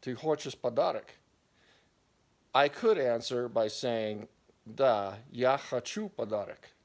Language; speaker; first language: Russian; non-native, learner; English